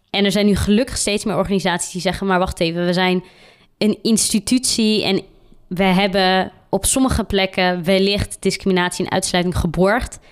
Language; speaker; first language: Dutch; early bilingual, other home language; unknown